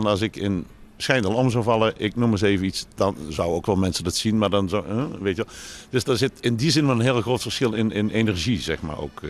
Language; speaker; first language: Dutch; native; Dutch